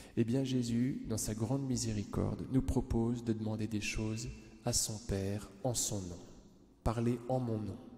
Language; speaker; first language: French; native; French